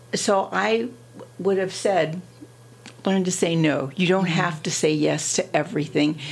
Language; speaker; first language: English; native; English